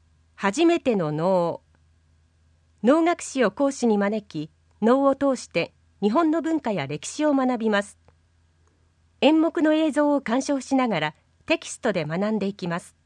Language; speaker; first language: Japanese; native; Japanese